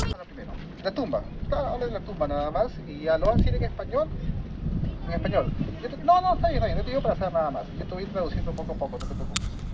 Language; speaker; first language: Spanish; native; Spanish